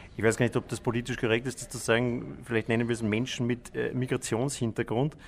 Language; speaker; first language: German; native; German